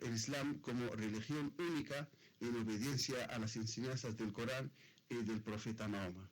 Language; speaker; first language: Spanish; non-native, fluent; Arabic